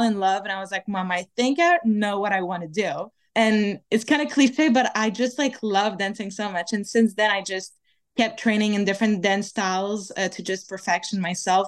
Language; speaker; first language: English; non-native, fluent; French